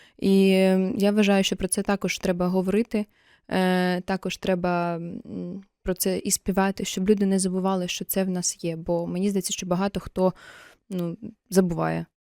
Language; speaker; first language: Ukrainian; non-native, local second language; Russian